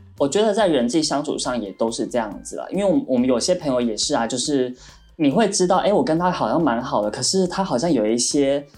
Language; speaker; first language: Chinese; native; Chinese